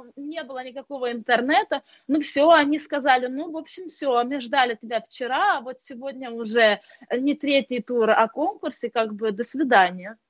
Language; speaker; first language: Russian; non-native, fluent; Lithuanian